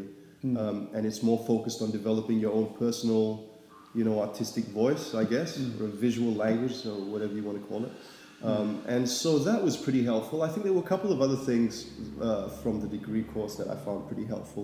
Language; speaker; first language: English; native; English